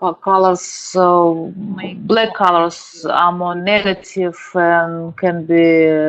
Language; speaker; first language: English; non-native, learner; Russian